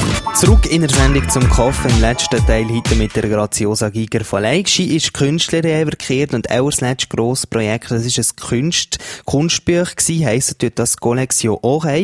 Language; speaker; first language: German; native; German